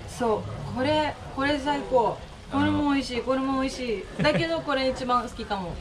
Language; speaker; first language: Japanese; non-native, fluent; Russian